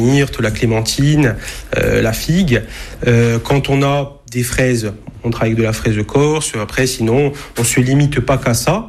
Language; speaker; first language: French; native; French